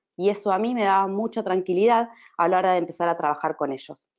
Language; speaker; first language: Spanish; native; Spanish